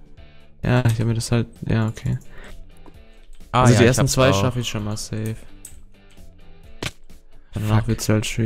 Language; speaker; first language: German; native; German